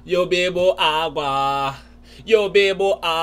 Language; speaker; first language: Spanish; non-native, learner; English